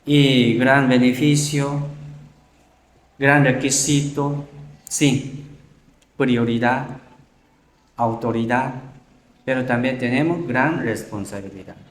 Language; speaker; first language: Spanish; non-native, learner; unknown